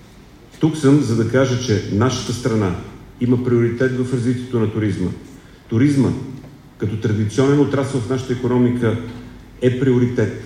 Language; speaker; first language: Bulgarian; native; Bulgarian